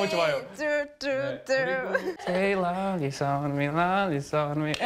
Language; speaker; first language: Korean; non-native, learner; English